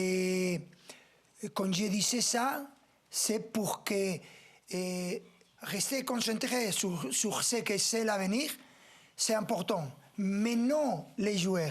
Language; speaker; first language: French; non-native, fluent; Spanish